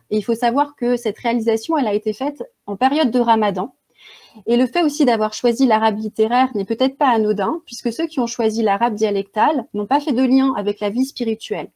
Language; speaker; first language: French; native; French